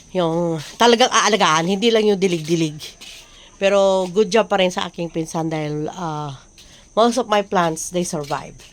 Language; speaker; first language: Filipino; non-native, local second language; Iloko